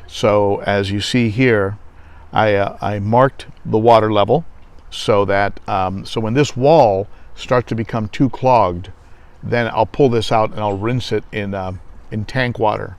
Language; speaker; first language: English; native; English